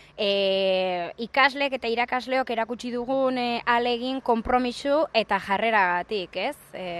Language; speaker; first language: Basque; native; Basque